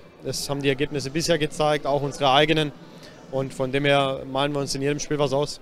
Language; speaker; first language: German; native; German